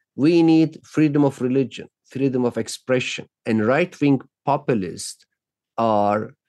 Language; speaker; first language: English; non-native, fluent; Turkish